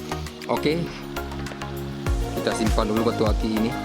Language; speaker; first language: Indonesian; non-native, local second language; Achinese